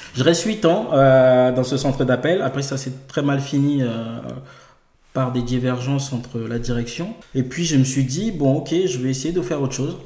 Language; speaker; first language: French; non-native, local second language; Ewe